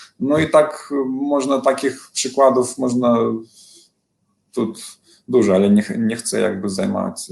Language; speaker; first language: Polish; non-native, learner; Belarusian